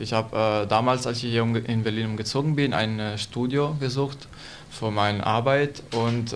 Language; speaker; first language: German; non-native, learner; Italian